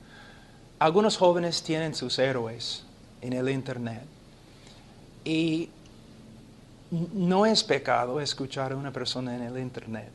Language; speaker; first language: Spanish; non-native, fluent; English